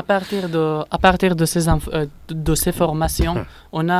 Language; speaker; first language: French; non-native, learner; Arabic